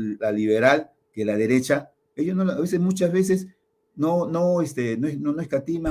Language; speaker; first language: Spanish; native; Spanish